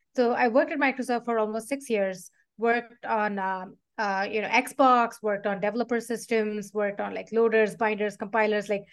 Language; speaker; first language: English; non-native, local second language; Tamil